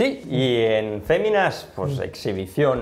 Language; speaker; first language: Spanish; native; Spanish